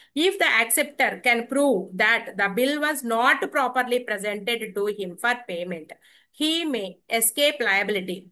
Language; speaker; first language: English; non-native, local second language; Telugu